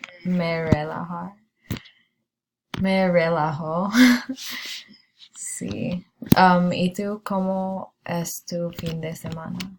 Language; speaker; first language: Spanish; non-native, learner; English